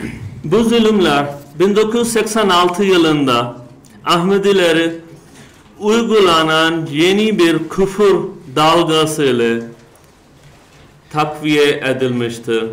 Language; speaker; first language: Turkish; non-native, learner; Urdu